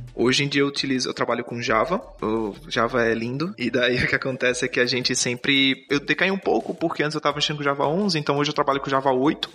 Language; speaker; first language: Portuguese; native; Portuguese